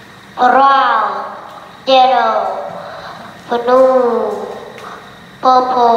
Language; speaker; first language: English; non-native, learner; Vietnamese